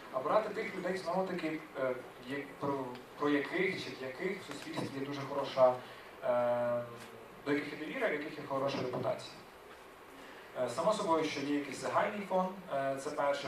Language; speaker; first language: Ukrainian; native; Ukrainian